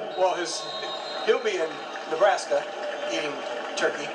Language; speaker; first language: English; native; English